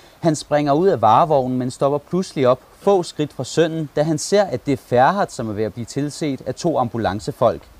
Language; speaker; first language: Danish; early bilingual, other home language; Turkish